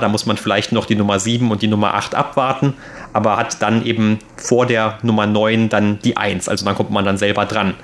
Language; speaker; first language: German; native; German